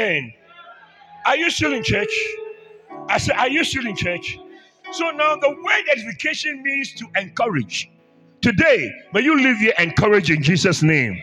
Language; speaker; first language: English; non-native, local second language; Akan